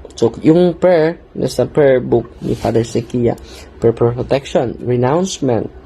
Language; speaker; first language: English; non-native, local second language; Filipino